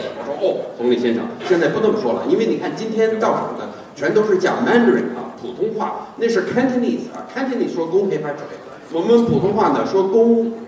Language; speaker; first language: Chinese; non-native, fluent; English